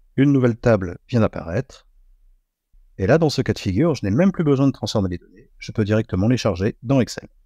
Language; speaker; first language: French; native; French